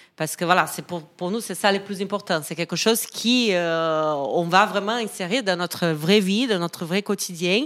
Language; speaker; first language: French; non-native, fluent; Portuguese